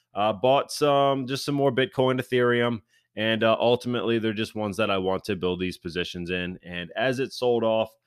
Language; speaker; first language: English; native; English